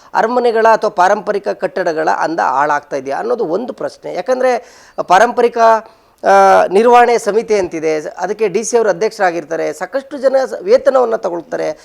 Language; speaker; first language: Kannada; native; Kannada